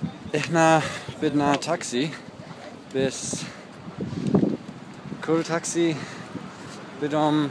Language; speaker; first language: Arabic; non-native, learner; English